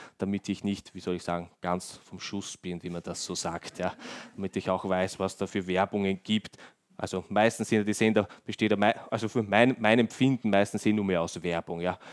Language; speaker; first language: German; native; German